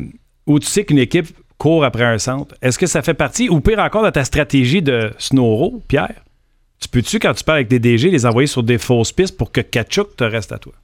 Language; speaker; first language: French; native; French